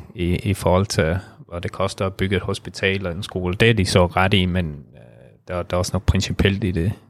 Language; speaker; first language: Danish; non-native, fluent; English